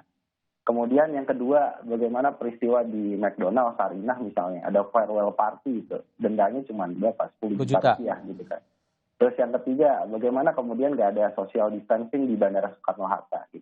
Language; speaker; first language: Indonesian; native; Indonesian